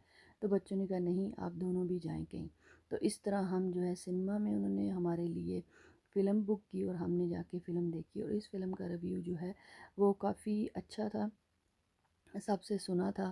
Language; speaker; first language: Urdu; native; Urdu